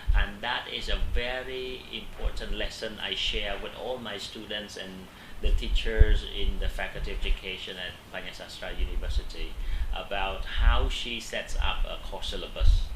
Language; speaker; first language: English; non-native, fluent; Khmer